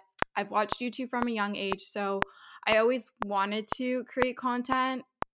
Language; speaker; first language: English; native; English